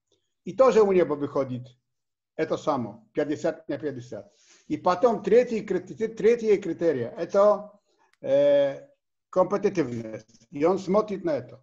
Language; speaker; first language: Russian; non-native, learner; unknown